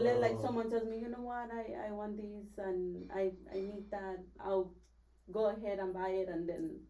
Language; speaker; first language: English; non-native, fluent; Spanish